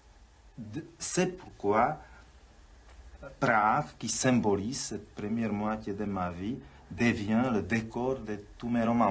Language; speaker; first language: French; non-native, fluent; Czech